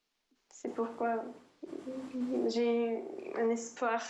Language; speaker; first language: French; non-native, fluent; Ukrainian